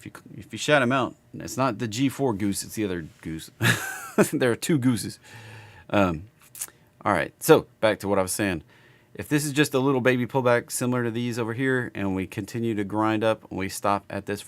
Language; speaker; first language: English; native; English